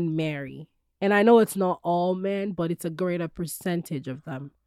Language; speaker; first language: English; non-native, local second language; Yoruba